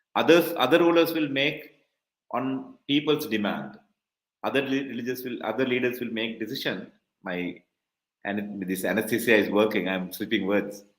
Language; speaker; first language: English; non-native, local second language; Tamil